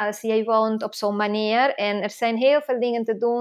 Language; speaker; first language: Dutch; non-native, fluent; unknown